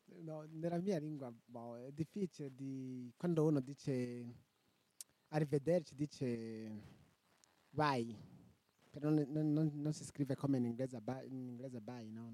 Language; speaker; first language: Italian; non-native, local second language; Rundi